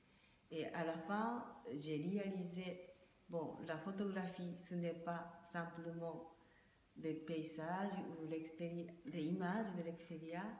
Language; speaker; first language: French; non-native, learner; Japanese